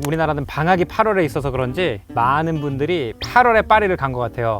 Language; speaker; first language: Korean; native; Korean